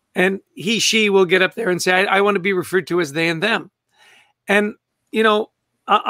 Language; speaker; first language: English; native; English